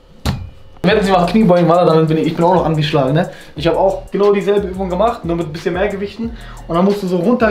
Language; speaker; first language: German; native; German